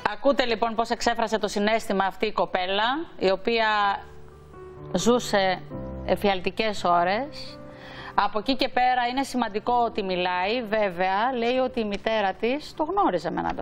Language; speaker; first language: Greek; native; Greek